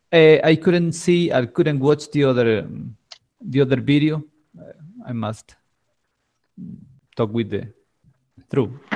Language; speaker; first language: English; non-native, learner; Spanish